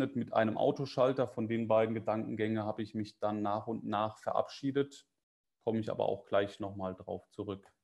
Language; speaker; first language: German; native; German